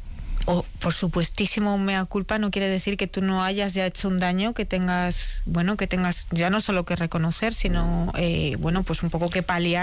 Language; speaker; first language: Spanish; native; Spanish